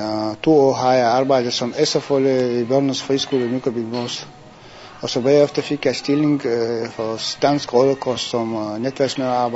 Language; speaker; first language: Danish; non-native, learner; Chechen